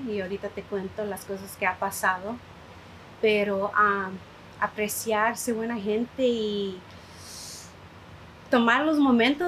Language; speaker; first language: Spanish; early bilingual, heritage; Spanish